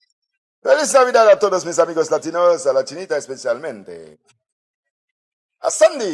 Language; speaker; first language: Spanish; non-native, learner; Haitian Creole